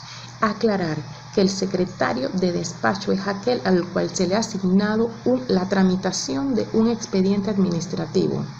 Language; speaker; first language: Spanish; native; Spanish